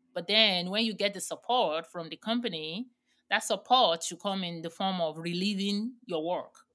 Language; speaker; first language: English; non-native, local second language; Yoruba